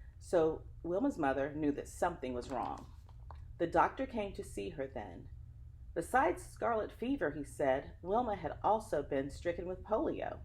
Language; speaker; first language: English; native; English